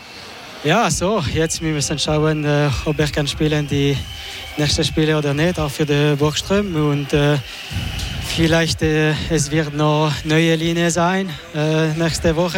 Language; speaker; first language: German; non-native, local second language; French